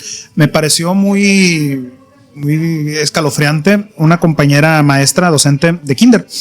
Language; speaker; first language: Spanish; native; Spanish